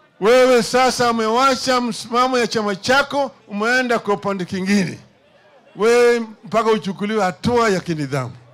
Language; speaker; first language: Swahili; non-native, local second language; Luo (Kenya and Tanzania)